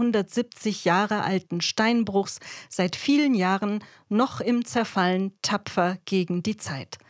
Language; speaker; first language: German; native; German